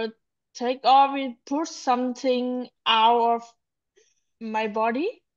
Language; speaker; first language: English; non-native, learner; Vietnamese